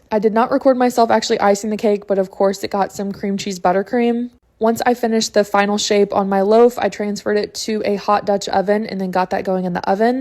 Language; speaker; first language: English; native; English